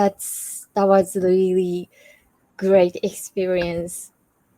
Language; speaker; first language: English; non-native, learner; Japanese